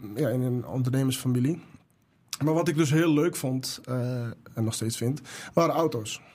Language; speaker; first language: Dutch; early bilingual, other home language; Arabic